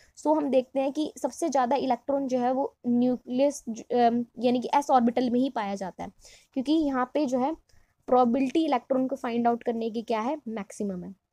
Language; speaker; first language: Hindi; non-native, local second language; Punjabi